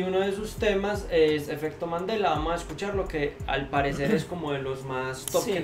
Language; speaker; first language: Spanish; native; Spanish